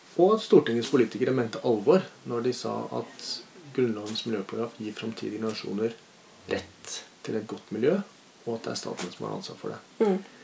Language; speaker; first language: Norwegian; native; Norwegian